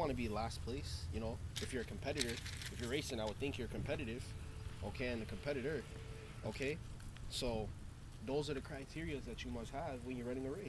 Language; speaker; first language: English; native; English